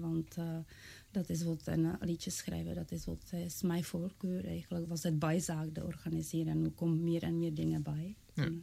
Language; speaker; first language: Dutch; non-native, fluent; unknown